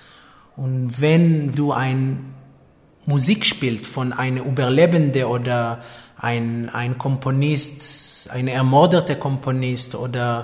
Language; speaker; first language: German; non-native, fluent; Hebrew